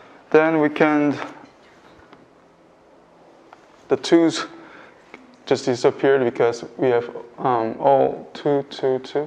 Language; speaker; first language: English; non-native, fluent; Korean